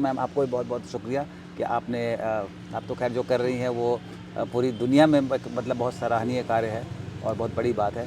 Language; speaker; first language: Hindi; native; Hindi